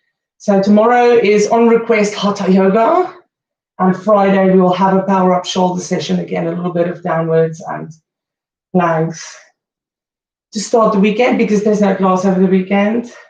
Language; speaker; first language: English; native; English